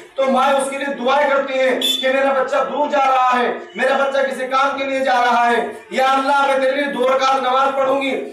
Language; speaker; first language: Urdu; native; Urdu